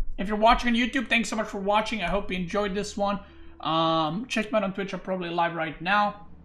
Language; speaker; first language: English; non-native, fluent; Serbian